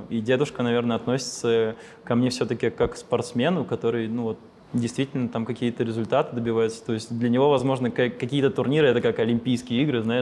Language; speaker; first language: Russian; native; Russian